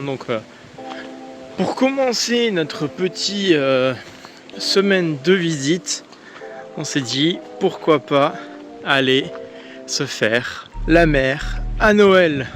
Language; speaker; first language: French; native; French